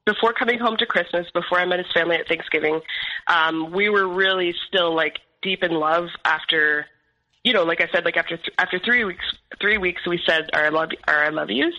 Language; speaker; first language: English; native; English